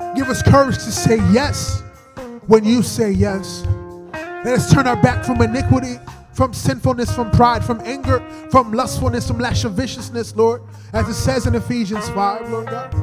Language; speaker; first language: English; early bilingual, other home language; Haitian Creole